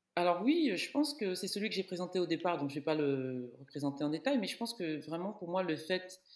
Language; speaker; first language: French; native; French